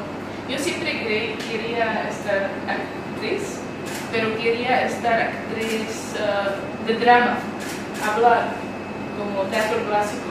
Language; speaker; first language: Spanish; non-native, learner; Czech